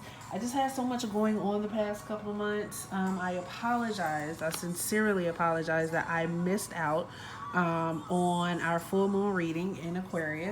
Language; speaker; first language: English; native; English